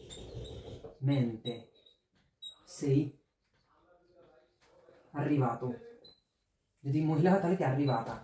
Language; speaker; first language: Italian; non-native, fluent; Bangla